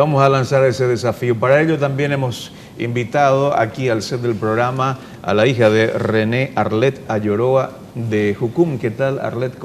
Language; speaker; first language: Spanish; native; Spanish